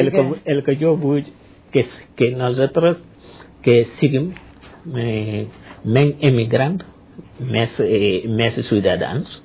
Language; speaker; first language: Catalan; non-native, learner; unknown